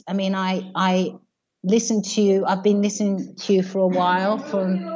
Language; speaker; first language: English; native; English